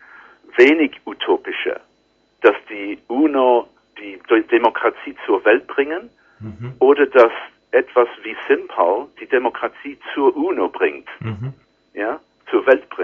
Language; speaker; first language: German; non-native, learner; English